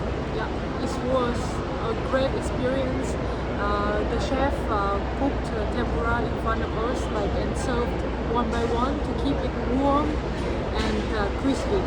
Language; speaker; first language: English; non-native, fluent; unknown